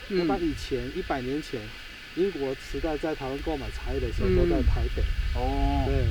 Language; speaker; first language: Chinese; native; Chinese